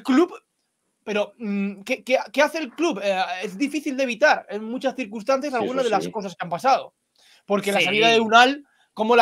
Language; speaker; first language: Spanish; native; Spanish